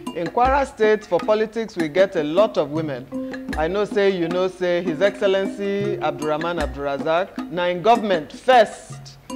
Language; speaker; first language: Nigerian Pidgin; non-native, local second language; Yoruba